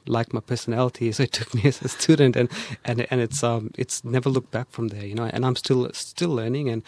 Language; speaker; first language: English; early bilingual, other home language; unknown